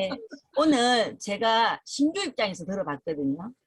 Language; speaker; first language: Korean; native; Korean